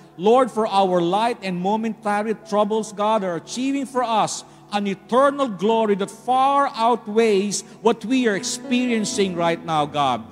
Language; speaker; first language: English; non-native, local second language; Filipino